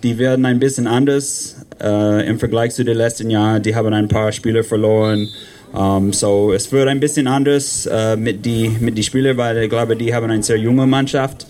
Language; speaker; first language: German; non-native, learner; English